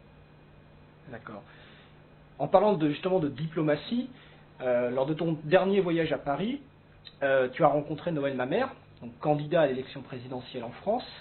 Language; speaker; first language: French; native; French